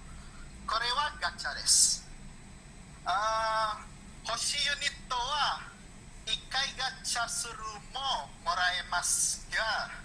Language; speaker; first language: Japanese; non-native, learner; Indonesian